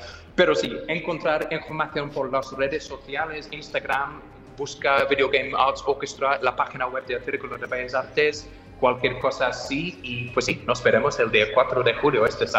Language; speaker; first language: Spanish; non-native, fluent; English